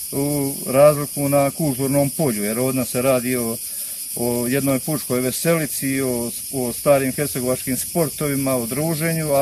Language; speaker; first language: Bosnian; native; Bosnian